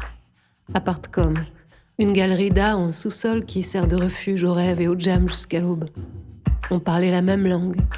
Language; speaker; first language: French; native; French